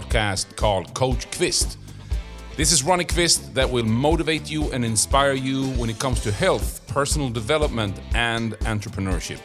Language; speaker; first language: English; non-native, fluent; Swedish